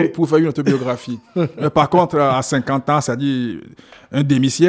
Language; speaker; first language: French; non-native, local second language; Ewe